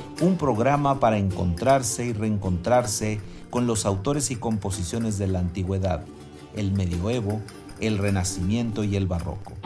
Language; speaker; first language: Spanish; native; Spanish